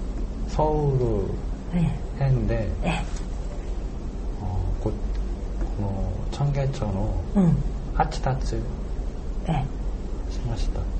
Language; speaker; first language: Japanese; non-native, learner; Korean